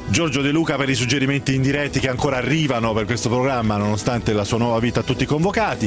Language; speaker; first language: Italian; native; Italian